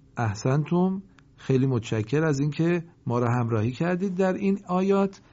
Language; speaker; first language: Persian; native; Persian